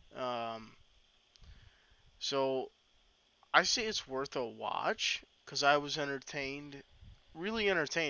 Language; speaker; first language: English; native; English